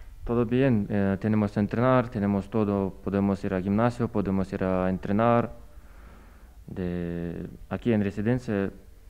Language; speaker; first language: Spanish; non-native, learner; Russian